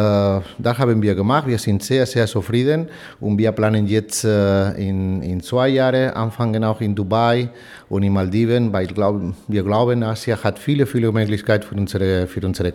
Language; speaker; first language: German; non-native, fluent; Spanish